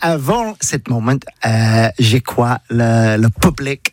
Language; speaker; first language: French; non-native, learner; English